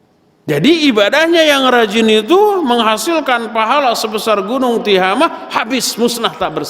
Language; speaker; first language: Indonesian; native; Indonesian